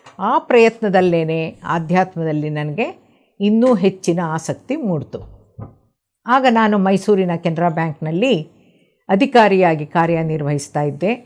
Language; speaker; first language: Kannada; non-native, local second language; Telugu